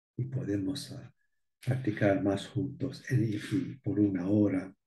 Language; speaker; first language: Spanish; early bilingual, heritage; Spanish